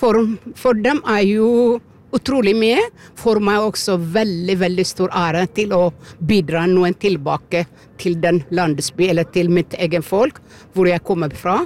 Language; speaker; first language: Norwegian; early bilingual, other home language; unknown